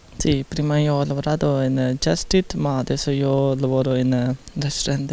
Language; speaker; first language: Italian; non-native, learner; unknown